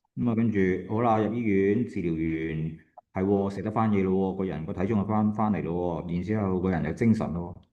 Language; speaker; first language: Cantonese; native; Cantonese